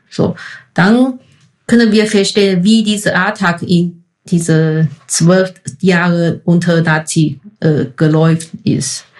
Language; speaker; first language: German; non-native, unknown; Chinese